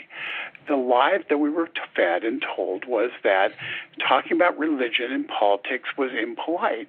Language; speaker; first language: English; native; English